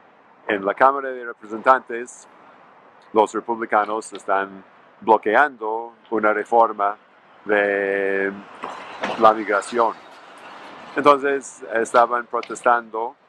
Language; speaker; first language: Spanish; non-native, fluent; English